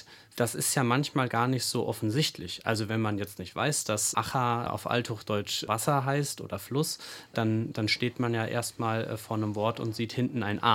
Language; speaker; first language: German; native; German